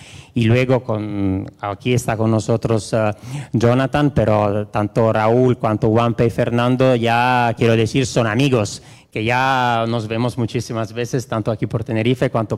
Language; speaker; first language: Spanish; non-native, fluent; Italian